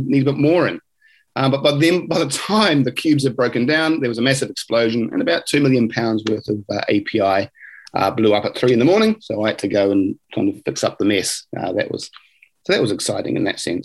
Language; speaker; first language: English; native; English